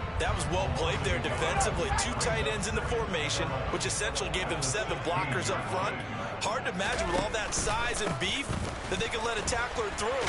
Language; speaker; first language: English; native; English